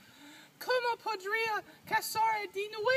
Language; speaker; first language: Spanish; non-native, learner; English